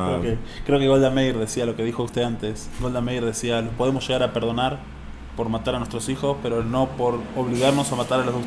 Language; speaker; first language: Spanish; native; Spanish